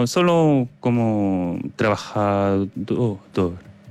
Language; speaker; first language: Spanish; non-native, learner; Korean